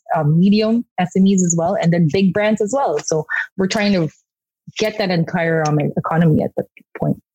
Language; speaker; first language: English; non-native, local second language; Korean